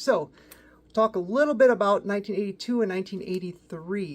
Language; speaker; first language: English; native; English